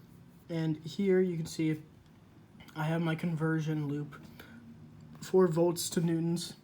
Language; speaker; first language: English; native; English